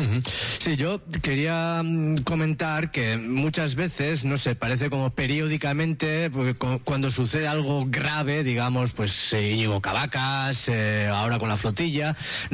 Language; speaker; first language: Spanish; native; Spanish